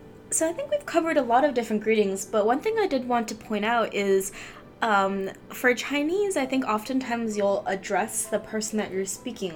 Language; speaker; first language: English; early bilingual, other home language; Chinese